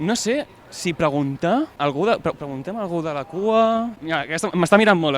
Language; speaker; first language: Catalan; native; Catalan